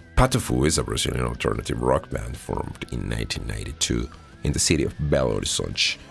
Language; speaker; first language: English; non-native, fluent; Spanish